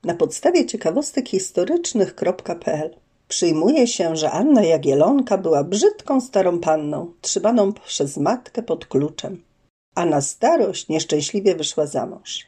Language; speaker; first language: Polish; native; Polish